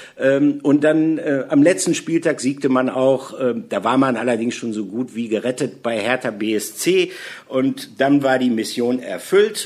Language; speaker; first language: German; native; German